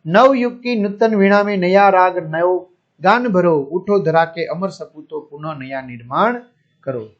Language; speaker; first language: Hindi; non-native, local second language; Gujarati